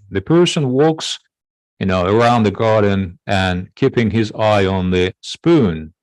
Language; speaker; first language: English; non-native, fluent; Azerbaijani